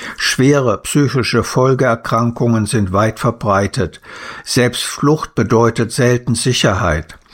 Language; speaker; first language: German; native; German